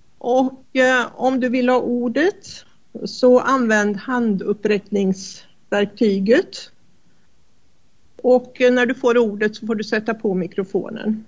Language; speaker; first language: Swedish; native; Swedish